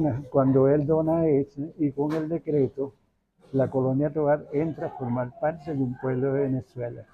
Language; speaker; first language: Spanish; native; Spanish